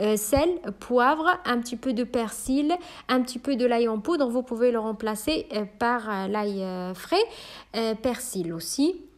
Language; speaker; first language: French; non-native, local second language; Arabic